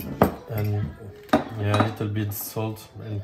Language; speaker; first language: English; non-native, learner; French